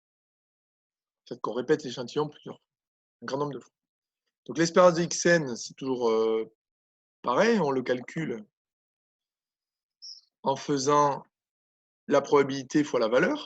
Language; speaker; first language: French; native; French